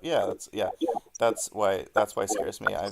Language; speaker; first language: English; native; English